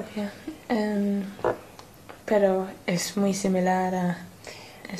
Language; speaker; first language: Spanish; non-native, learner; English